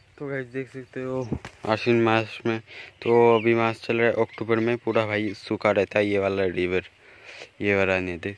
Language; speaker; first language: Hindi; non-native, local second language; Bangla